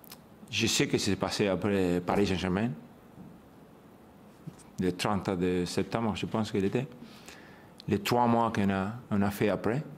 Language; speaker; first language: French; non-native, fluent; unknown